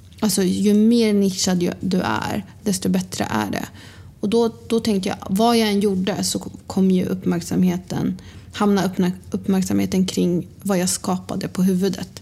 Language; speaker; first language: Swedish; early bilingual, other home language; Arabic